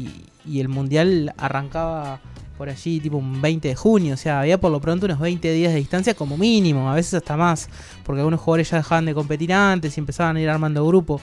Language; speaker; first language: Spanish; native; Spanish